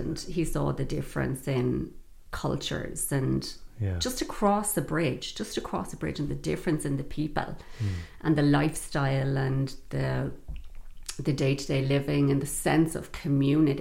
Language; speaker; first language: English; native; English